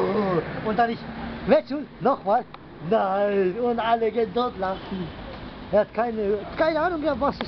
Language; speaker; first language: German; non-native, learner; Kurdish